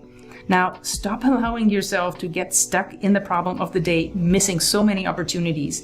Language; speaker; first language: English; native; English